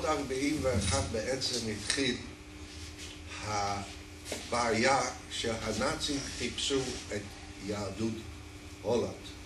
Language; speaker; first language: Hebrew; non-native, fluent; Dutch